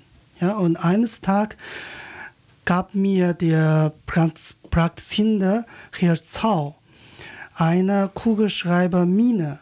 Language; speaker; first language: German; non-native, learner; Chinese